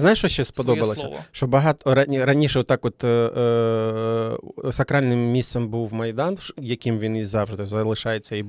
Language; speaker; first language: Ukrainian; native; Ukrainian